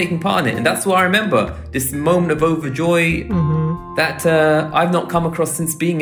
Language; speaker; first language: English; native; English